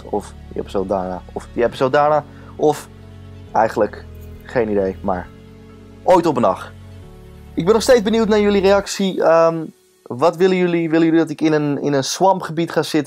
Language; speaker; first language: Dutch; native; Dutch